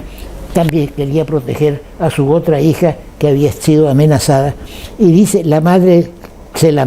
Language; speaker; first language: Spanish; native; Spanish